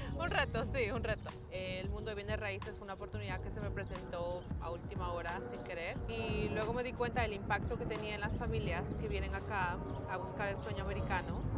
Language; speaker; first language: Spanish; native; Spanish